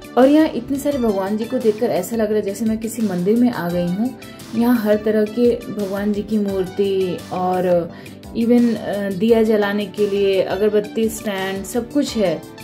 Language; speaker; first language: Hindi; native; Hindi